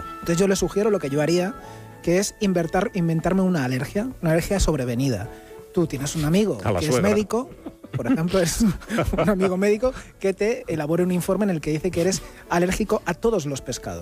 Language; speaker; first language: Spanish; native; Spanish